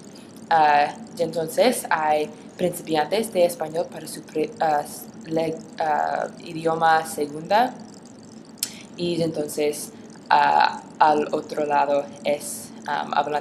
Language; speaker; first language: Spanish; non-native, learner; English